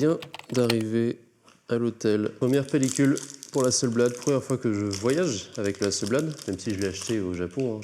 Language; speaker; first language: French; native; French